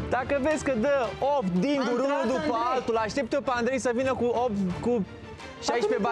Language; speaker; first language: Romanian; native; Romanian